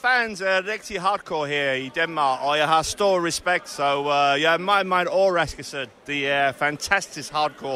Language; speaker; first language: Danish; non-native, fluent; English